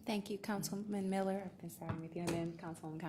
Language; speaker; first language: English; native; English